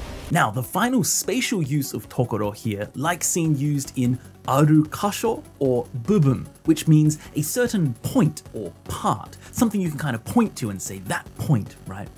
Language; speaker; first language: English; native; English